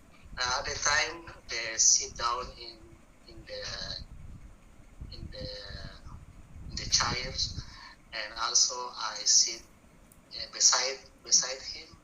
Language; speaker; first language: English; non-native, learner; Buginese